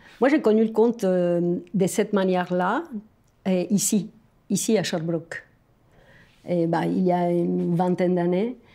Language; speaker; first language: French; non-native, fluent; Spanish